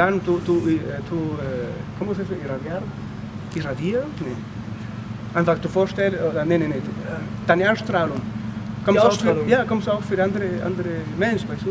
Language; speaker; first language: German; non-native, learner; Spanish